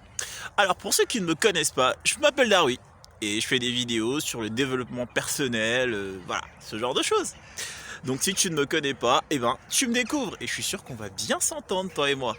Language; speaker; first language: French; native; French